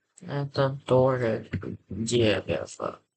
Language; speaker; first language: Russian; non-native, learner; English